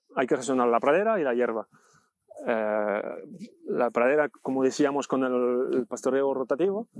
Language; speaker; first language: Spanish; non-native, fluent; French